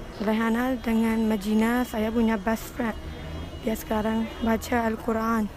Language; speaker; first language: Malay; early bilingual, other home language; Rohingya